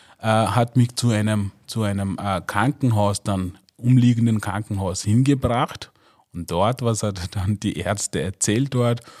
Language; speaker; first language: German; non-native, fluent; Mossi